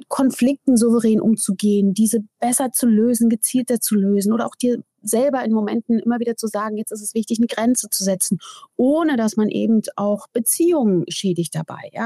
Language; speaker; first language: German; native; German